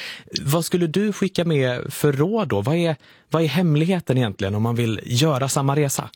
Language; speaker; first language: Swedish; native; Swedish